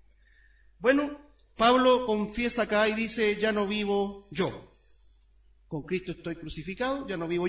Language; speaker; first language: Spanish; native; Spanish